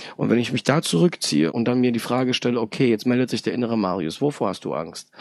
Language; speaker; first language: German; early bilingual, other home language; Polish